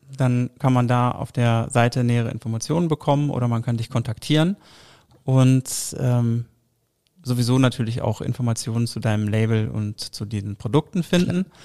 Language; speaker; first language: German; native; German